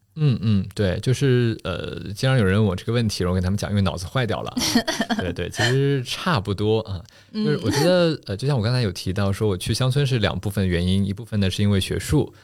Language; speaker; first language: Chinese; non-native, local second language; Wu Chinese